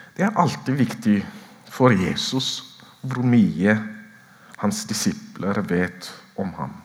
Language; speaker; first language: Norwegian; non-native, fluent; Oromo